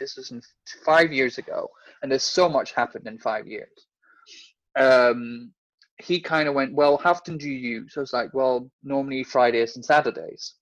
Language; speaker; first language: English; non-native, fluent; Danish